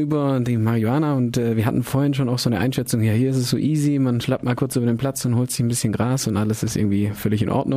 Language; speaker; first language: German; native; German